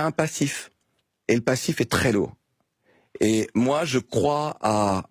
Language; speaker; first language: French; native; French